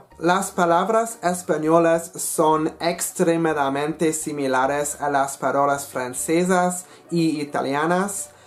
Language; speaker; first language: Spanish; non-native, learner; English